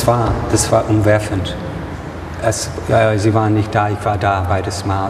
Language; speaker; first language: German; non-native, fluent; English